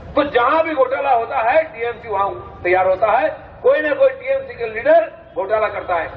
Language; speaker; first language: Hindi; non-native, local second language; Bangla